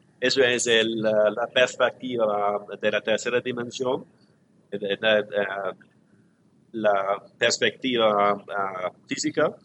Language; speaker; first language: Spanish; non-native, learner; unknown